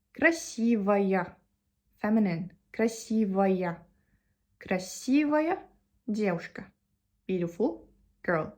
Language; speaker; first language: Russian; non-native, fluent; Turkish